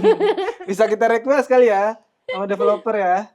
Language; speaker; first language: Indonesian; native; Indonesian